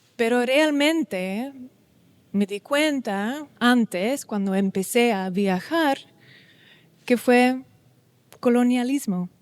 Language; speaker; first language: Spanish; non-native, learner; Dutch